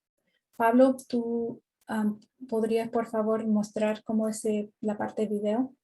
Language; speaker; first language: Spanish; non-native, fluent; English